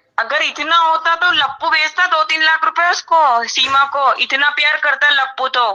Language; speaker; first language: Hindi; native; Hindi